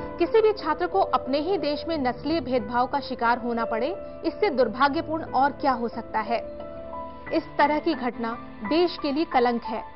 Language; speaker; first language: Hindi; native; Hindi